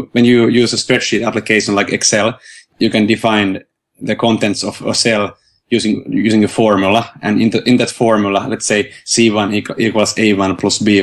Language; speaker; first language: English; non-native, fluent; Finnish